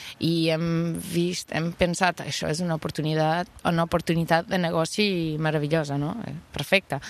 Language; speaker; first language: Catalan; non-native, fluent; Portuguese